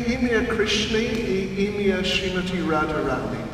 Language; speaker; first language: Russian; non-native, learner; English